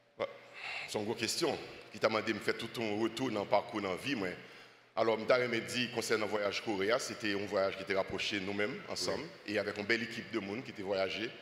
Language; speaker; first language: French; non-native, local second language; Haitian Creole